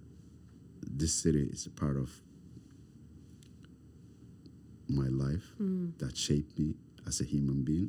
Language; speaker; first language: English; non-native, fluent; Somali